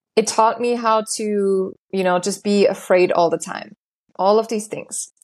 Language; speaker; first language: English; non-native, fluent; German